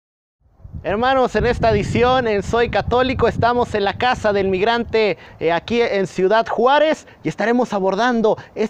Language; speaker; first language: Spanish; native; Spanish